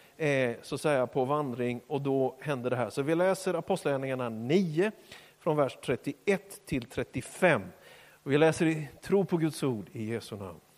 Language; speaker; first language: Swedish; native; Swedish